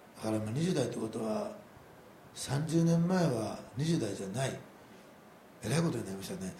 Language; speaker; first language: Japanese; native; Japanese